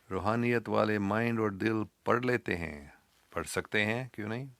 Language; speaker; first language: Urdu; non-native, fluent; English